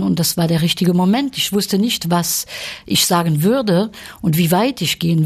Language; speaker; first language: German; early bilingual, heritage; French